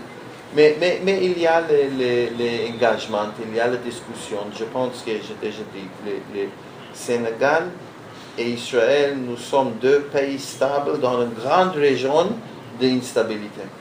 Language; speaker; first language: French; non-native, learner; Hebrew